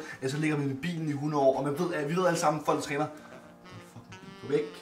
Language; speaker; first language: Danish; native; Danish